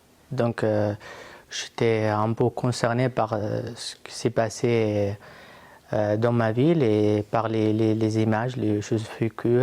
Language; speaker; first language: French; non-native, fluent; Arabic